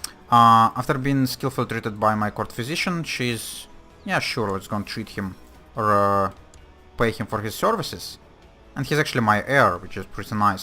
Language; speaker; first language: English; non-native, fluent; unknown